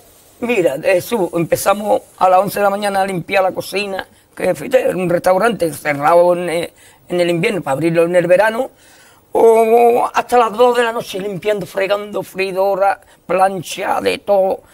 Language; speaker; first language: Spanish; native; Spanish